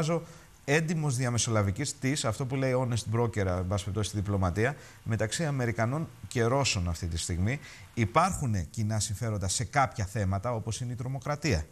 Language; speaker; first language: Greek; native; Greek